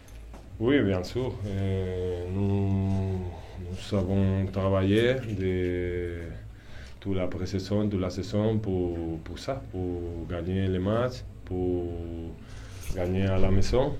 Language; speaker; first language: French; non-native, learner; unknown